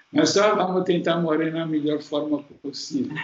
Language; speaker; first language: Portuguese; non-native, fluent; Italian